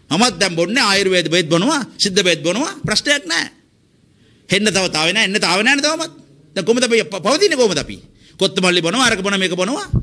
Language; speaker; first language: Sinhala; non-native, local second language; Tamil